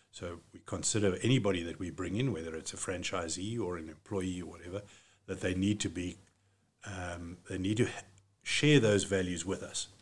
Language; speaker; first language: English; native; English